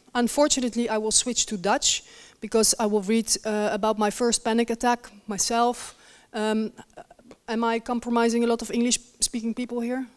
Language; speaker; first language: English; non-native, fluent; Dutch